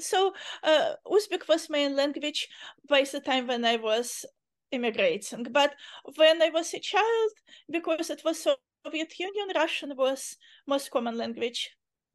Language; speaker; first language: English; non-native, fluent; Uzbek